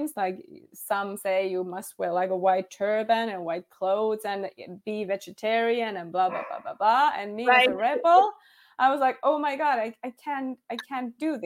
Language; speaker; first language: English; non-native, fluent; Finnish